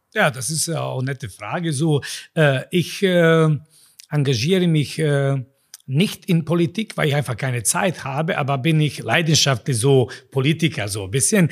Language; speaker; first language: German; non-native, fluent; Serbian